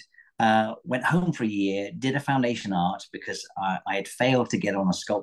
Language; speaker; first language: English; native; English